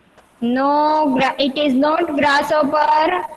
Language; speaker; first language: English; non-native, local second language; Hindi